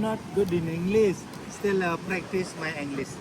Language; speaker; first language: English; non-native, learner; Indonesian